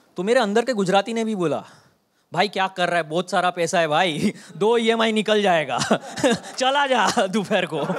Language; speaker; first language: Hindi; non-native, local second language; Bangla